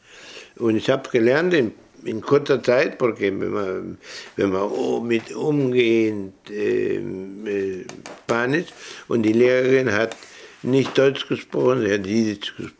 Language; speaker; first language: German; early bilingual, heritage; German